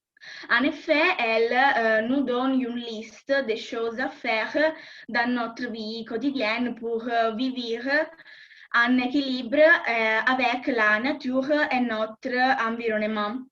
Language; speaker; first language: French; non-native, learner; Italian